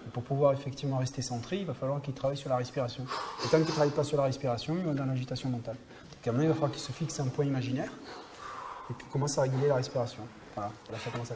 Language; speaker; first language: French; native; French